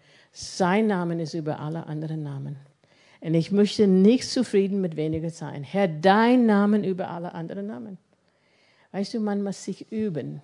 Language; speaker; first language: German; non-native, fluent; English